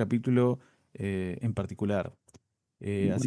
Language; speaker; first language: Spanish; native; Spanish